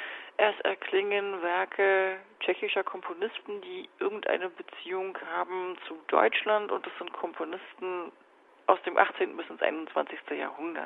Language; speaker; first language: German; native; German